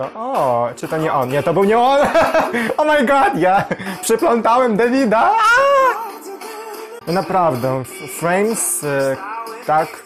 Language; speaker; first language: Polish; non-native, learner; Ukrainian